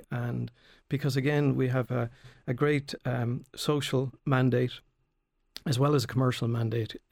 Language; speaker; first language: English; native; English